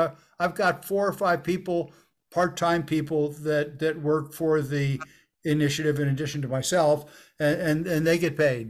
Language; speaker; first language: English; native; English